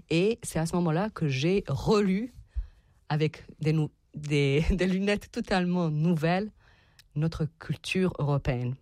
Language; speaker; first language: French; non-native, fluent; Serbian